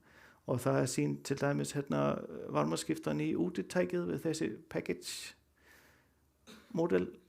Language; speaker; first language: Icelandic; non-native, learner; Danish